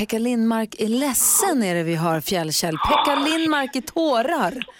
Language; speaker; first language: Swedish; native; Swedish